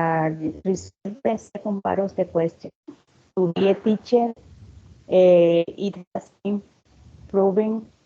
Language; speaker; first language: English; non-native, learner; Spanish